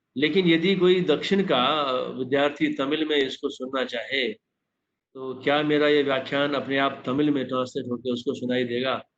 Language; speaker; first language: Hindi; non-native, local second language; Maithili